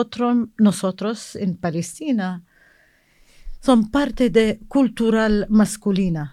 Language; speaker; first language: Spanish; non-native, learner; Arabic